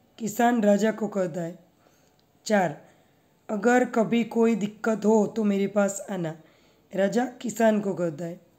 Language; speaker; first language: Hindi; non-native, local second language; Gujarati